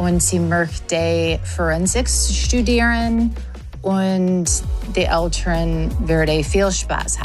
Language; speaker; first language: German; non-native, learner; English